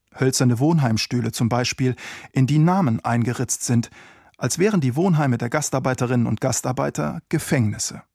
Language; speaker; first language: German; native; German